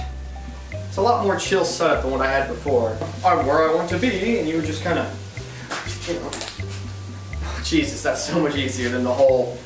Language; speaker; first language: English; native; English